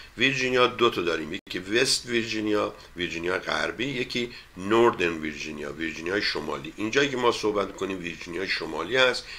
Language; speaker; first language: Persian; native; Persian